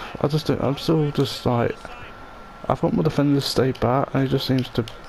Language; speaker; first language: English; native; English